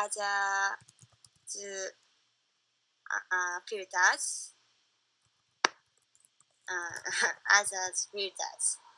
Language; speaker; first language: English; non-native, learner; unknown